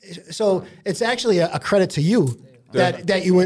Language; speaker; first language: English; native; English